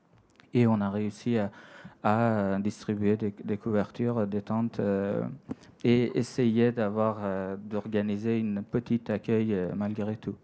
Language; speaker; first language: French; non-native, fluent; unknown